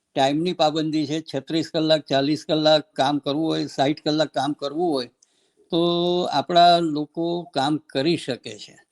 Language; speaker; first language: Gujarati; native; Gujarati